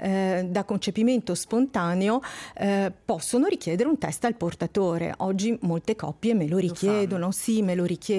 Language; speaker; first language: Italian; native; Italian